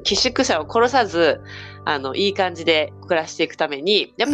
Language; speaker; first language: Japanese; native; Japanese